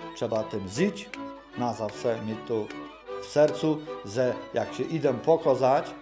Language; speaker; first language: Polish; native; Polish